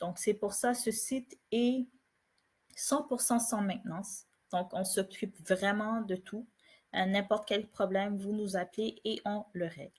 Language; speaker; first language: French; native; French